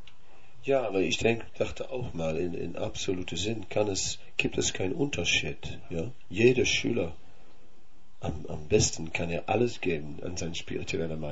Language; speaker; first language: German; non-native, fluent; Dutch